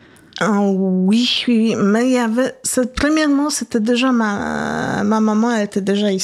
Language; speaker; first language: French; non-native, fluent; Polish